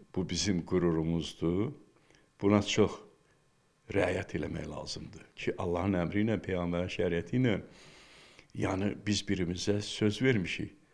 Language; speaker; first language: Azerbaijani; native; Azerbaijani